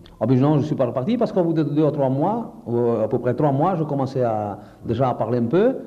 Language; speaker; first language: French; non-native, fluent; Portuguese